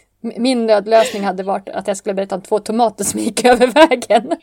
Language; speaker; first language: Swedish; native; Swedish